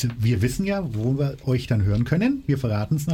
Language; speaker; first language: German; native; German